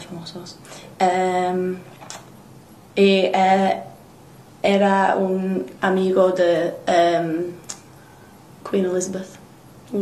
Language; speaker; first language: Spanish; non-native, learner; English